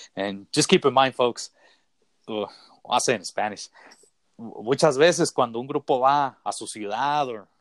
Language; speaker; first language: Spanish; early bilingual, heritage; Spanish